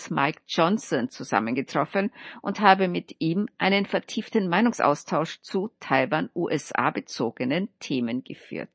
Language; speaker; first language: German; native; German